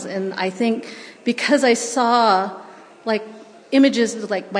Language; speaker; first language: English; early bilingual, other home language; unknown